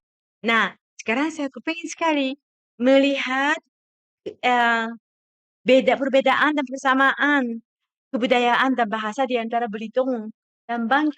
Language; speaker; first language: Indonesian; non-native, fluent; Japanese